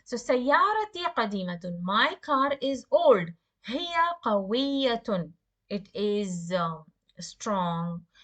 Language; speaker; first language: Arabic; non-native, fluent; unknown